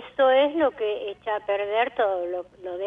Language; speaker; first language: Spanish; native; Spanish